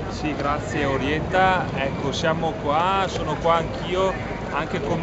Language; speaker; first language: Italian; native; Italian